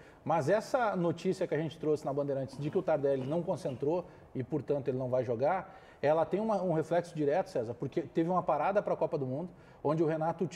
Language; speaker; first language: Portuguese; native; Portuguese